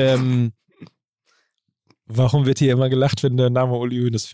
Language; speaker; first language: German; native; German